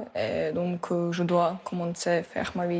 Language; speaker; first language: French; non-native, fluent; Ukrainian